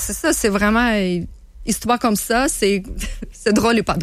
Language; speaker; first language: French; non-native, learner; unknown